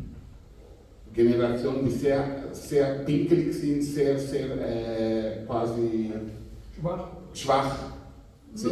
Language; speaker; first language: German; non-native, fluent; Portuguese